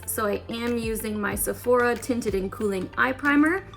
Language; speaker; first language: English; native; English